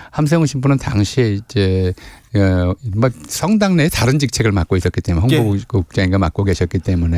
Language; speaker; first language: Korean; native; Korean